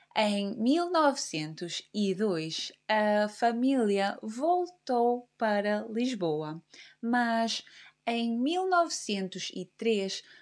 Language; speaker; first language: Portuguese; native; Portuguese